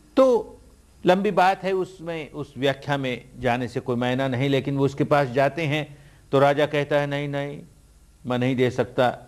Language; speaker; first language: Hindi; early bilingual, heritage; Hindi